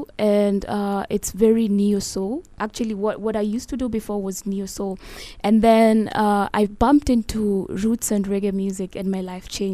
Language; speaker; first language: English; non-native, local second language; Luo (Kenya and Tanzania)